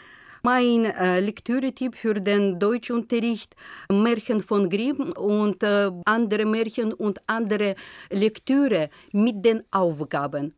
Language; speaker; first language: German; non-native, fluent; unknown